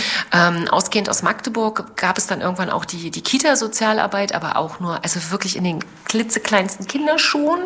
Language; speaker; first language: German; native; German